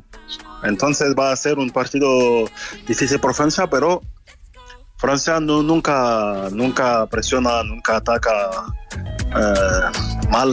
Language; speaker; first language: Spanish; non-native, fluent; French